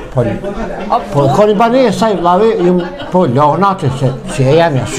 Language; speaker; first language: German; non-native, learner; Albanian